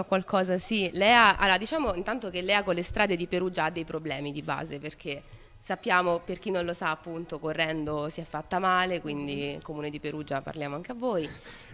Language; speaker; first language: Italian; native; Italian